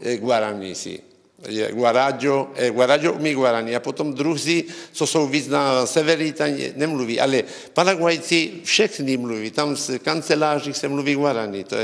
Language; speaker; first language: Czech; early bilingual, heritage; Czech